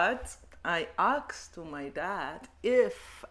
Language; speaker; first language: English; non-native, learner; Spanish